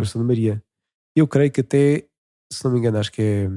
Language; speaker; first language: Portuguese; native; Portuguese